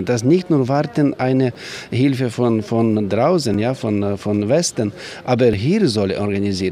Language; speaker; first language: German; non-native, learner; Ukrainian